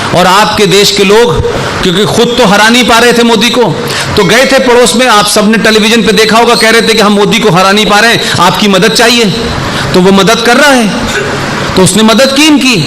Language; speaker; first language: Hindi; native; Hindi